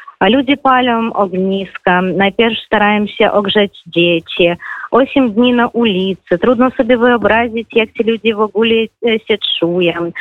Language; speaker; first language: Polish; non-native, fluent; Russian